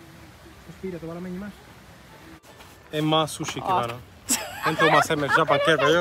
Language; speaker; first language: Hungarian; non-native, learner; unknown